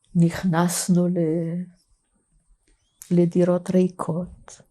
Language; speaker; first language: Hebrew; non-native, fluent; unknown